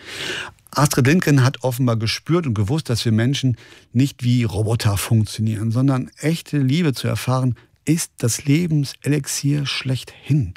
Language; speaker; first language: German; native; German